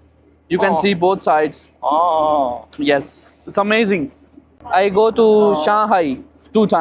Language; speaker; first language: English; non-native, learner; Punjabi